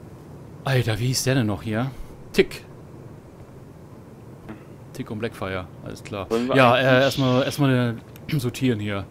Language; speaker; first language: German; native; German